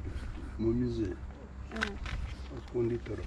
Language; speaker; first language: Japanese; native; Japanese